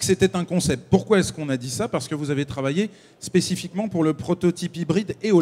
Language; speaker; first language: French; native; French